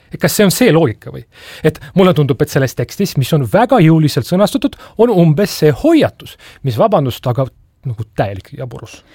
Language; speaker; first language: Estonian; non-native, local second language; Russian